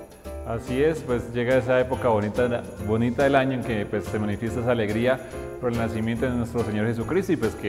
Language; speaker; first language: Spanish; native; Spanish